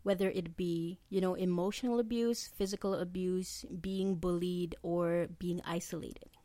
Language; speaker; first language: English; non-native, local second language; Malay